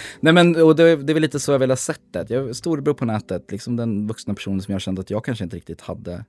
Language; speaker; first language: Swedish; native; Swedish